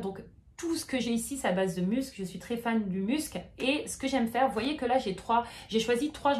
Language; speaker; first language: French; native; French